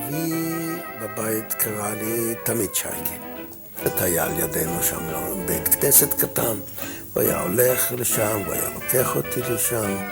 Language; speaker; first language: Hebrew; non-native, fluent; German